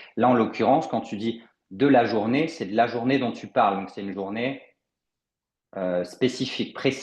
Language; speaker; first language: French; native; French